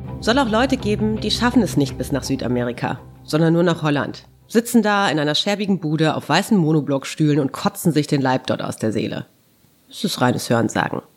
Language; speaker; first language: German; native; German